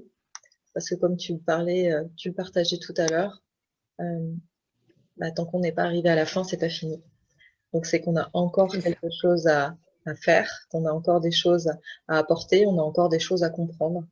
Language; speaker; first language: French; native; French